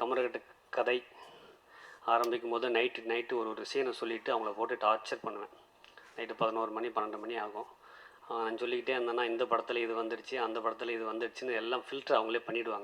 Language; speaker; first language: Tamil; native; Tamil